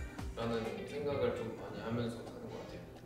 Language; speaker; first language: Korean; native; Korean